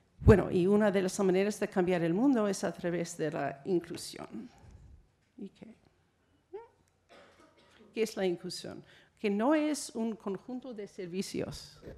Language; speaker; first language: Spanish; non-native, fluent; English